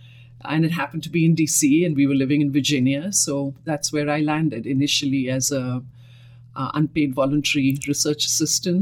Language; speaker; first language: English; non-native, local second language; Hindi